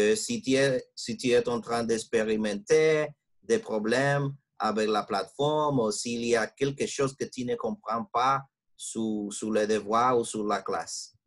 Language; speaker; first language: French; non-native, learner; Spanish